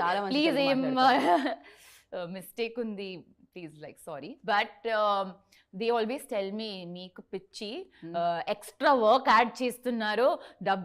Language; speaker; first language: Telugu; non-native, learner; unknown